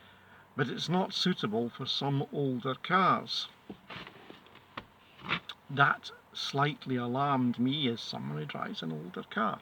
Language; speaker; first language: English; native; English